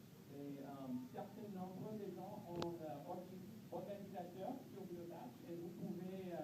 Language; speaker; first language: French; non-native, learner; English